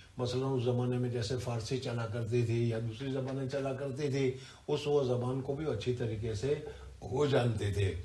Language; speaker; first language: Urdu; non-native, local second language; Gujarati